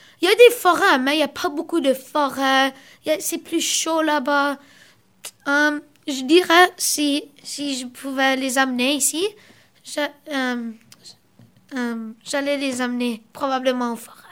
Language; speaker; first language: French; early bilingual, other home language; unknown